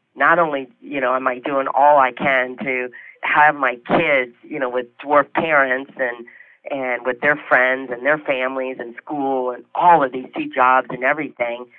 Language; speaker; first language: English; native; English